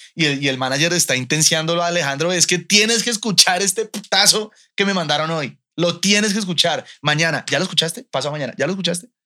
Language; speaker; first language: Spanish; native; Spanish